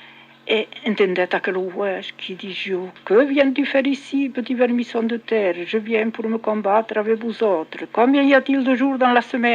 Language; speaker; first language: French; non-native, local second language; Occitan